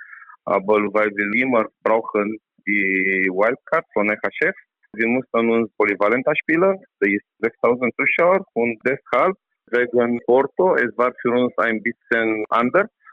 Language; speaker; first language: German; non-native, learner; Romanian